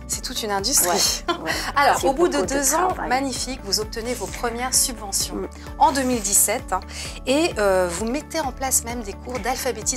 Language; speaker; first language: French; native; French